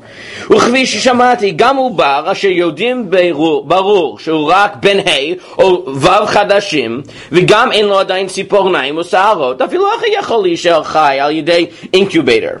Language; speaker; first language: Hebrew; non-native, fluent; English